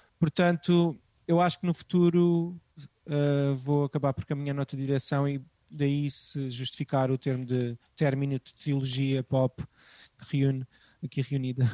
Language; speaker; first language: Portuguese; native; Portuguese